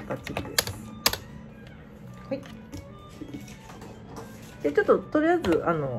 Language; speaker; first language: Japanese; native; Japanese